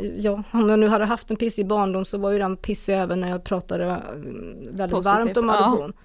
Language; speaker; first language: Swedish; native; Swedish